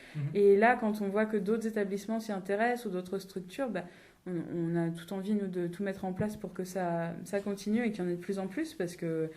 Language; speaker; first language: French; native; French